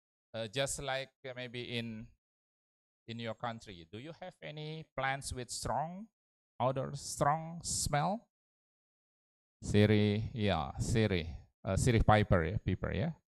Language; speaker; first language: English; non-native, learner; Indonesian